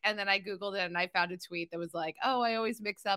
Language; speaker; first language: English; native; English